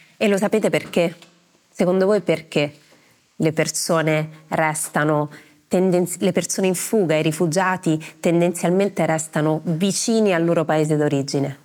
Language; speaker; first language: Italian; native; Italian